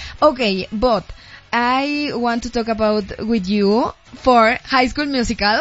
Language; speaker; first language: English; non-native, learner; Spanish